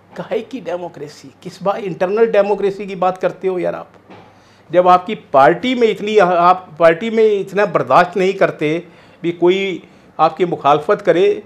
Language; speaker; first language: Hindi; non-native, local second language; Punjabi